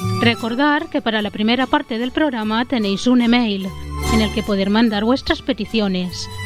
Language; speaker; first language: Spanish; native; Spanish